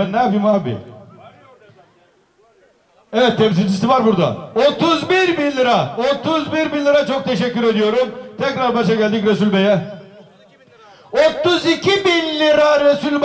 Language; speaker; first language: Turkish; native; Turkish